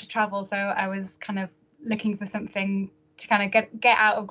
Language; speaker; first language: English; native; English